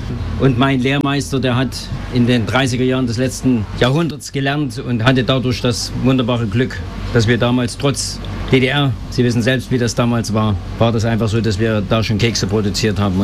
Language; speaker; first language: German; native; German